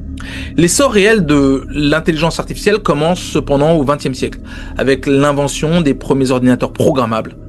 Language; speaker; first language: French; native; French